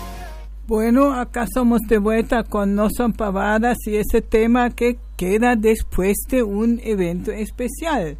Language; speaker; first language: Spanish; non-native, fluent; German